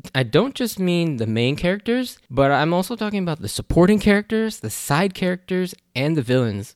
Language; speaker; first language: English; native; English